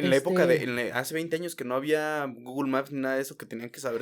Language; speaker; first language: Spanish; native; Spanish